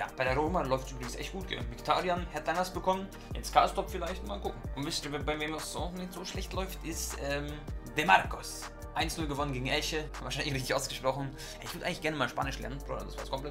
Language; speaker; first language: German; native; German